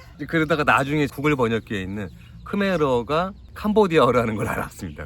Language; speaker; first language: Korean; native; Korean